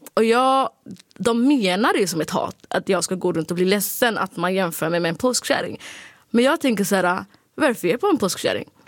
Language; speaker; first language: Swedish; early bilingual, other home language; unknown